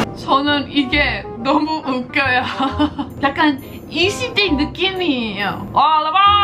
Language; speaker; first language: Korean; non-native, fluent; English